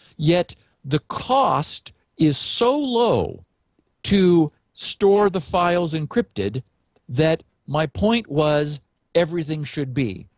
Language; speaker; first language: English; native; English